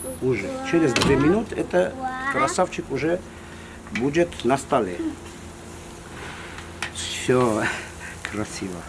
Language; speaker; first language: Russian; non-native, fluent; Armenian